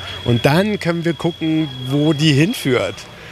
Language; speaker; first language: German; native; German